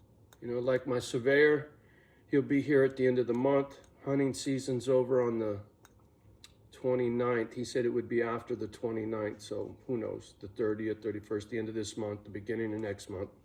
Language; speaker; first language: English; native; English